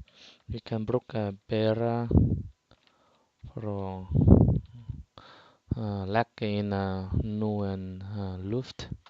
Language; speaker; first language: Norwegian; non-native, fluent; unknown